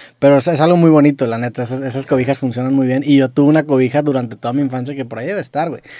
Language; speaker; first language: Spanish; native; Spanish